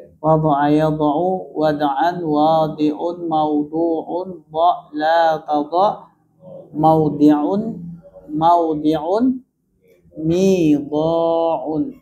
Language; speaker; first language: Arabic; non-native, fluent; Indonesian